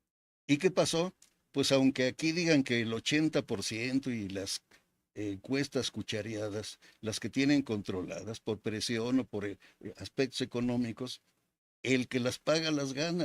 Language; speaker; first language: Spanish; native; Spanish